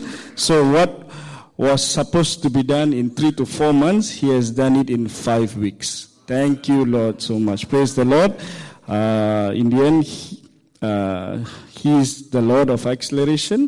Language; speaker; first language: English; non-native, local second language; Malay